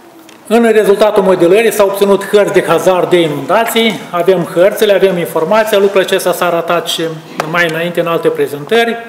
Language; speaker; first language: Romanian; native; Romanian